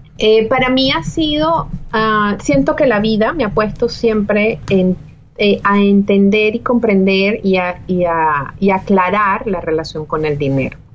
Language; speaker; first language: Spanish; native; Spanish